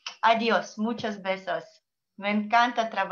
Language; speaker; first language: Spanish; non-native, learner; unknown